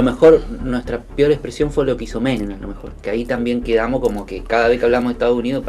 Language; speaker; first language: Spanish; native; Spanish